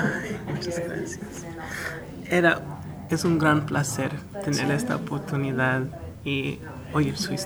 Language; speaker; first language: Spanish; early bilingual, heritage; Spanish